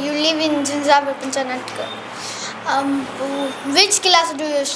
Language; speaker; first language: English; non-native, learner; Hindi